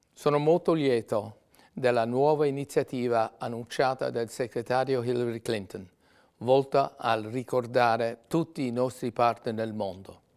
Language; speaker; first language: Italian; non-native, fluent; English